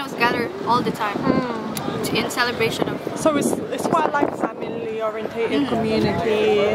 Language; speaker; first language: English; non-native, local second language; Hiligaynon